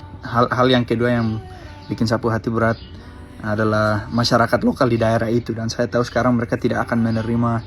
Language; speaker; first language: Indonesian; early bilingual, other home language; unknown